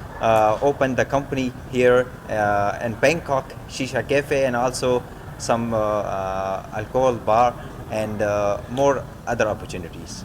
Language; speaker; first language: English; non-native, learner; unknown